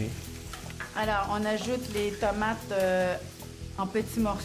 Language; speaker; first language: French; native; French